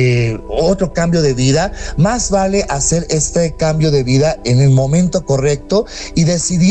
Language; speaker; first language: Spanish; native; Spanish